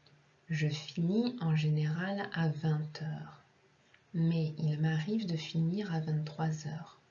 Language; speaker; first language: French; non-native, fluent; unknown